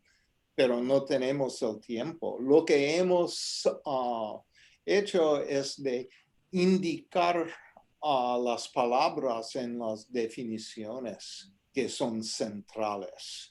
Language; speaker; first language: Spanish; non-native, fluent; English